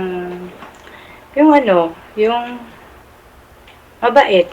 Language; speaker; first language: Filipino; non-native, local second language; Cebuano